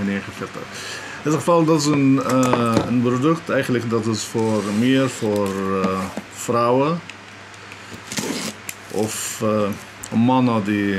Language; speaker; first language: Dutch; non-native, fluent; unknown